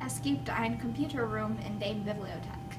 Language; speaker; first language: German; non-native, learner; English